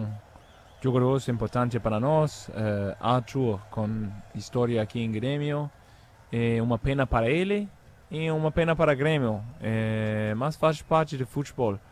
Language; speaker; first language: Portuguese; non-native, fluent; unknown